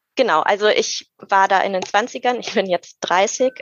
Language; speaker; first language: German; native; German